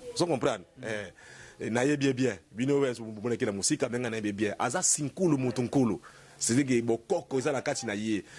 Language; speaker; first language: Lingala; non-native, local second language; Luba-Lulua